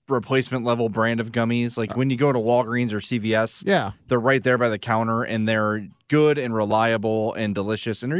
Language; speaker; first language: English; native; English